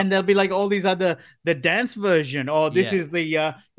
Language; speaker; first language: English; non-native, local second language; Sinhala